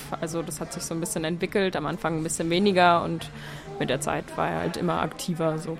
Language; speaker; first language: German; native; German